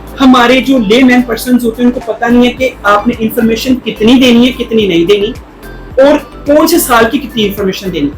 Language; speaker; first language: Urdu; non-native, local second language; Punjabi